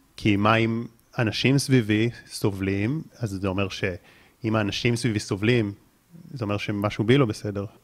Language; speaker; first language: Hebrew; native; Hebrew